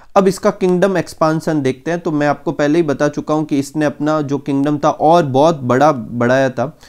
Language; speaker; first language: Hindi; native; Hindi